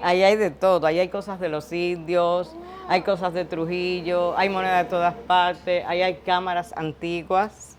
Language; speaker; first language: Spanish; native; Spanish